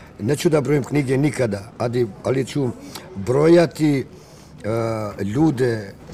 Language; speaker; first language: Serbian; non-native, local second language; Romany